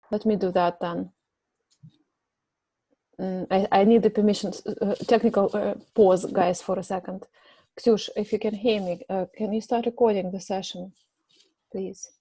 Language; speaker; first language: English; non-native, fluent; Russian